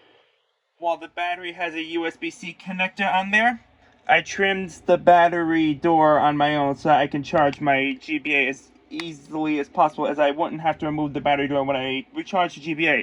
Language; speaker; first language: English; native; English